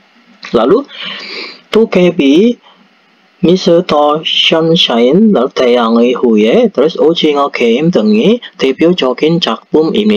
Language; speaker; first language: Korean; non-native, fluent; Indonesian